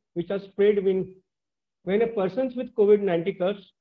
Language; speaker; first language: English; non-native, local second language; Marathi